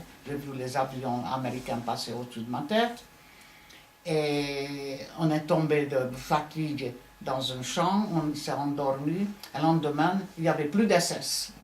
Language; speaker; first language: French; non-native, fluent; Hungarian